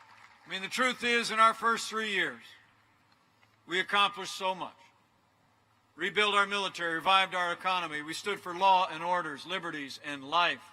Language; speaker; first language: English; native; English